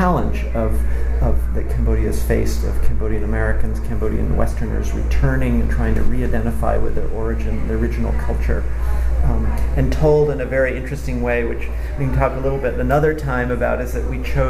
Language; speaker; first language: English; native; English